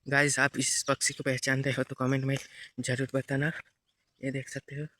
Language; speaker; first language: Hindi; non-native, local second language; Gujarati